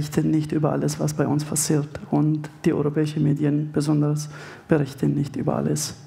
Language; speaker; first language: German; non-native, fluent; Arabic